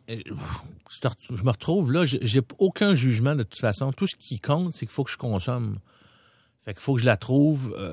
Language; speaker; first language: French; native; French